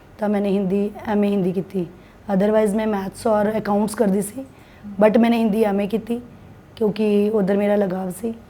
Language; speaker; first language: Punjabi; non-native, local second language; Hindi